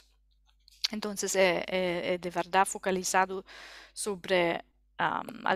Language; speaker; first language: Spanish; non-native, learner; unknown